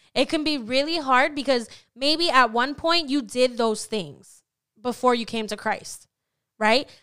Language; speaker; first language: English; native; English